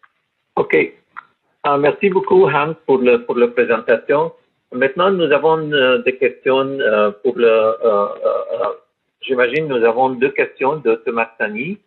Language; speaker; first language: French; non-native, learner; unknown